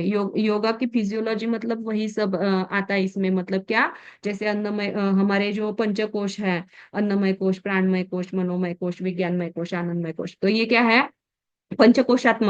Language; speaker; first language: Hindi; native; Hindi